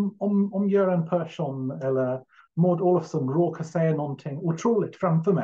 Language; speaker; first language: Swedish; non-native, fluent; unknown